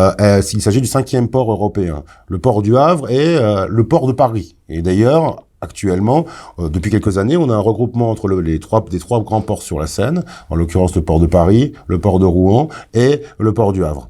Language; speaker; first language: French; native; French